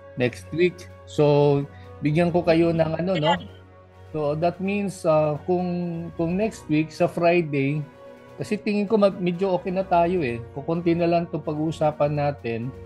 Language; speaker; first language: Filipino; non-native, local second language; Cebuano